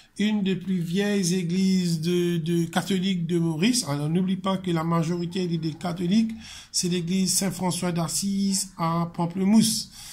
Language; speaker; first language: French; non-native, local second language; Morisyen